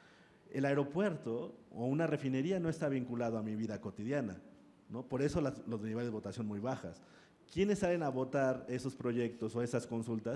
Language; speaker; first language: Spanish; native; Spanish